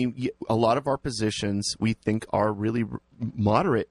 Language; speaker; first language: English; native; English